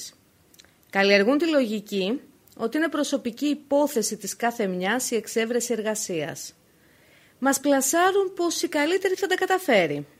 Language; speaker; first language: Greek; native; Greek